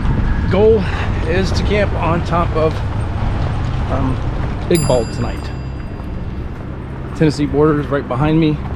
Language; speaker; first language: English; native; English